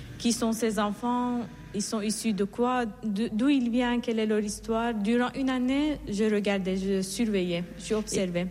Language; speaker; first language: French; non-native, fluent; Persian